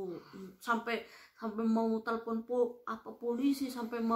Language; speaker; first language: Indonesian; non-native, local second language; Javanese